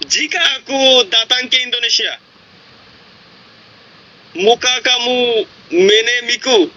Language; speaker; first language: Indonesian; non-native, learner; Bangla